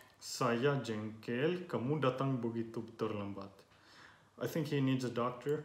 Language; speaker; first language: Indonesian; non-native, learner; Finnish